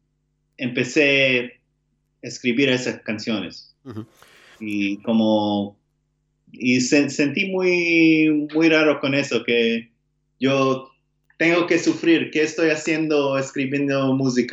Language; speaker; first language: Spanish; non-native, learner; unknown